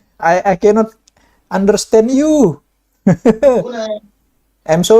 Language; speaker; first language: English; non-native, learner; Indonesian